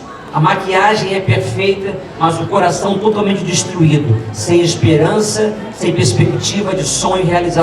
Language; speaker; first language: Portuguese; native; Portuguese